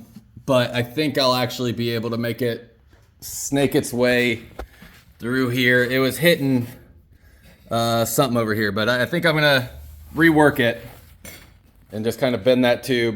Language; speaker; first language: English; native; English